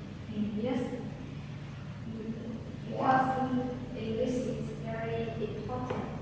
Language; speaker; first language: English; non-native, learner; Vietnamese